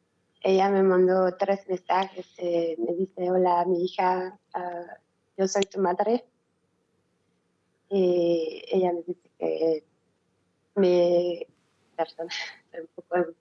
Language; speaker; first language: Spanish; non-native, learner; French